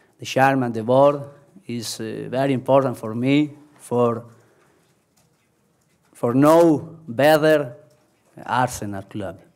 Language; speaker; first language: English; non-native, learner; Spanish